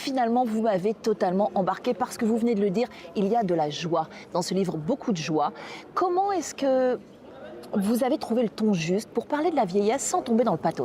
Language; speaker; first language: French; native; French